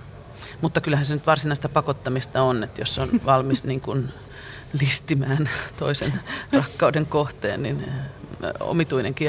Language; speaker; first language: Finnish; native; Finnish